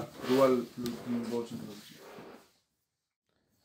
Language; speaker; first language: Russian; non-native, learner; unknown